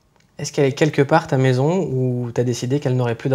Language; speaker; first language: French; native; French